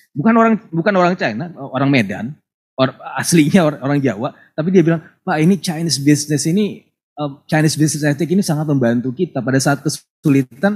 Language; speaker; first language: Indonesian; native; Indonesian